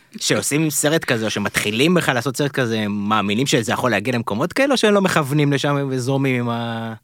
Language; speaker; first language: Hebrew; native; Hebrew